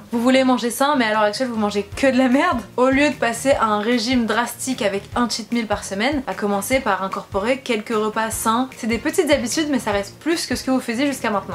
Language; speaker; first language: French; native; French